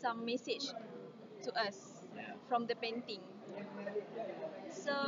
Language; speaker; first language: English; non-native, learner; Malay